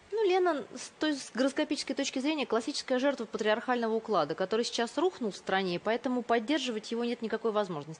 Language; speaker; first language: Russian; native; Russian